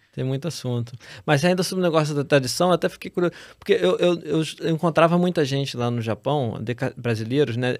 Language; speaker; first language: Portuguese; native; Portuguese